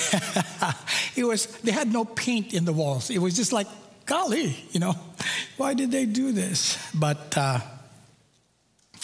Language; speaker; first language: English; non-native, local second language; Filipino